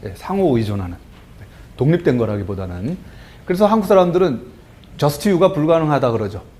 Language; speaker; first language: Korean; native; Korean